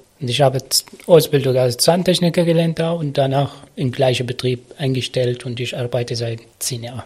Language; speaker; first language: German; non-native, learner; Arabic